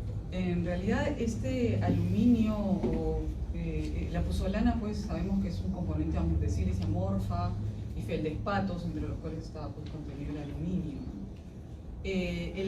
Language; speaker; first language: Spanish; native; Spanish